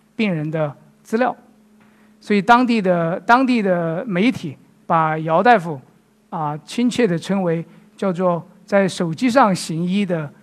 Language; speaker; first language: Chinese; native; Chinese